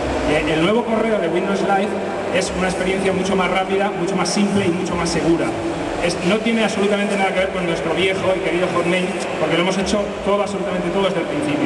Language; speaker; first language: Spanish; native; Spanish